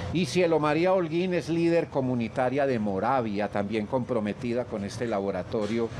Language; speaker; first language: Spanish; native; Spanish